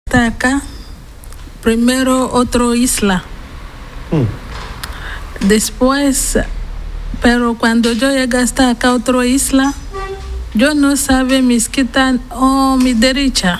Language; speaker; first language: Spanish; non-native, learner; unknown